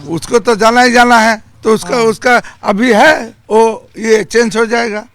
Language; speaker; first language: Hindi; non-native, local second language; Bangla